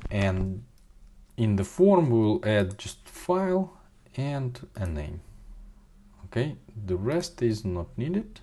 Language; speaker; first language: English; non-native, fluent; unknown